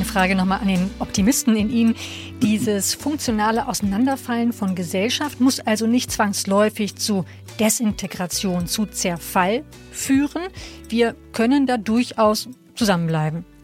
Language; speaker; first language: German; native; German